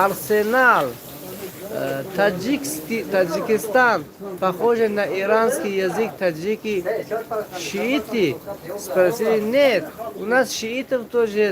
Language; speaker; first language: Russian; non-native, local second language; Tajik